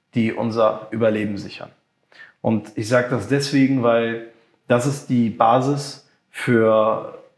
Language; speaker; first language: German; non-native, local second language; French